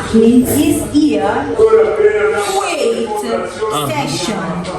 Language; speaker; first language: English; non-native, learner; Italian